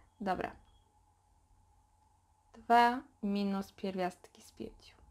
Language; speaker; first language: Polish; native; Polish